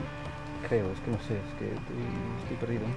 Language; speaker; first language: Spanish; native; Spanish